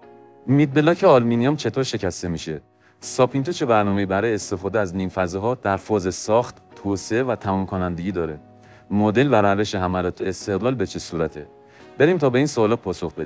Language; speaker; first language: Persian; native; Persian